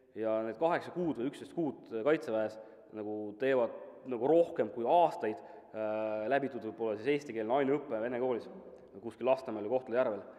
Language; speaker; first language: Estonian; non-native, local second language; Russian